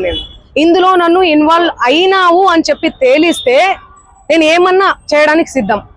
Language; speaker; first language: Telugu; non-native, local second language; Lambadi